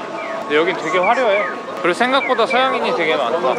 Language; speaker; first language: Korean; native; Korean